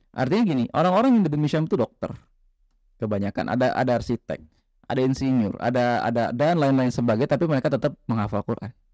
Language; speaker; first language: Indonesian; native; Indonesian